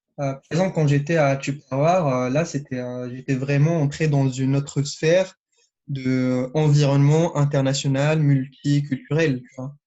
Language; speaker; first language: French; non-native, local second language; Arabic